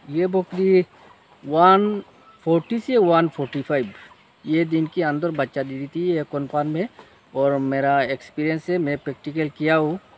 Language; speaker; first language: Hindi; non-native, local second language; Bangla